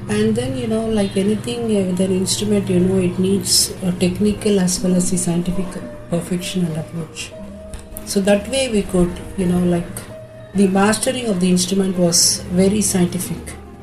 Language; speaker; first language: English; non-native, local second language; Tamil